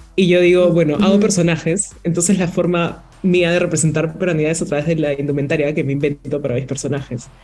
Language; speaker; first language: Spanish; native; Spanish